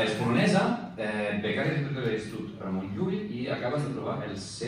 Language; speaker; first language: Catalan; non-native, fluent; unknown